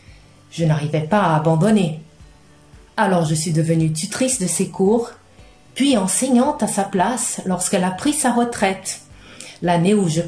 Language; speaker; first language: French; non-native, fluent; Portuguese